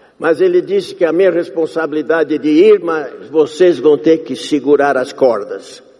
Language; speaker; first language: Portuguese; non-native, fluent; English